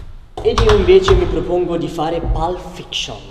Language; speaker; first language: Italian; native; Italian